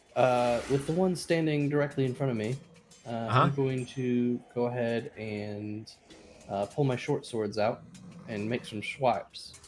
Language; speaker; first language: English; native; English